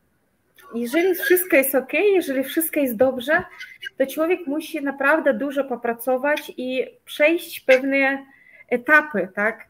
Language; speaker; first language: Polish; non-native, fluent; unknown